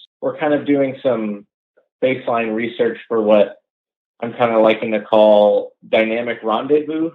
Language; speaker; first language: English; native; English